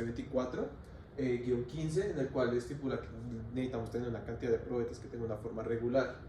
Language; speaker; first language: Spanish; native; Spanish